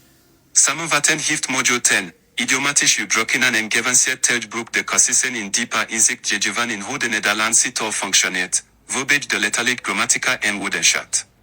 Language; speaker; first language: Dutch; non-native, learner; English